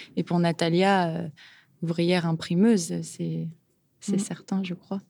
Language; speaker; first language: French; native; French